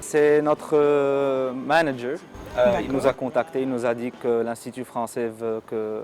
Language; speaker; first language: French; non-native, local second language; Arabic